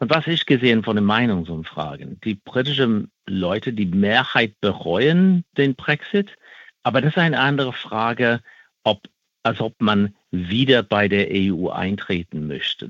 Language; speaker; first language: German; non-native, fluent; English